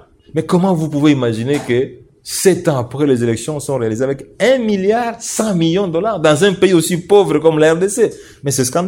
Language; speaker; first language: French; non-native, local second language; Swahili